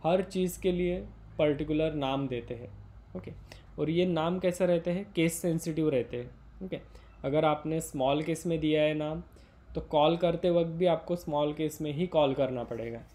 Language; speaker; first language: Hindi; non-native, local second language; Marathi